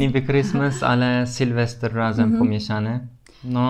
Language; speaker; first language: Polish; non-native, learner; Turkish